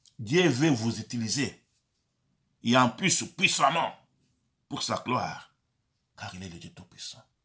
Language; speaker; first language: French; non-native, local second language; Lingala